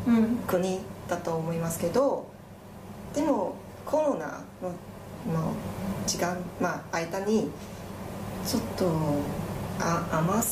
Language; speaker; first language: Japanese; non-native, fluent; Chinese